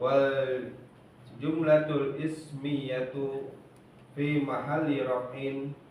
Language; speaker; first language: Arabic; non-native, learner; Indonesian